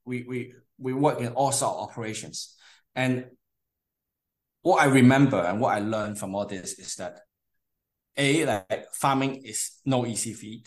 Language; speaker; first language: English; non-native, local second language; Cantonese